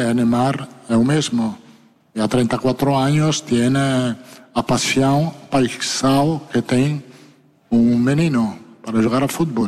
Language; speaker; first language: Spanish; non-native, fluent; Italian